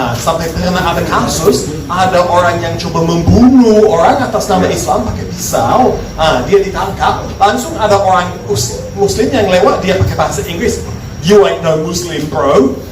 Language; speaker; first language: Indonesian; non-native, fluent; English